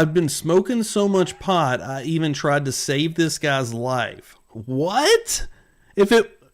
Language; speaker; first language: English; native; English